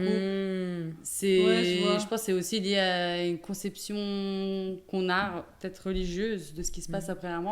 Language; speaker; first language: French; native; French